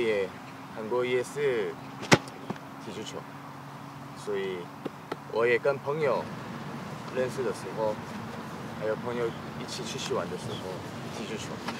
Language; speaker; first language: Chinese; non-native, learner; Korean